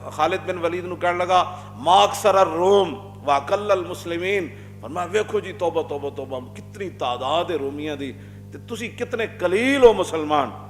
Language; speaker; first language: Urdu; non-native, local second language; Punjabi